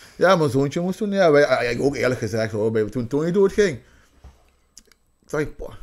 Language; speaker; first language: Dutch; early bilingual, other home language; Papiamento